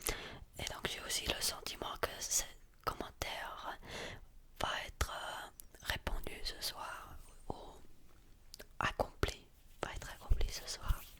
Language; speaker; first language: French; early bilingual, heritage; French